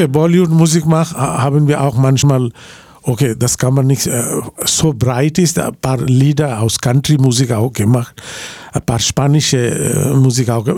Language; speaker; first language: German; non-native, learner; Bangla